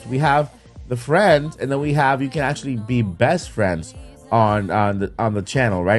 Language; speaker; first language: English; native; English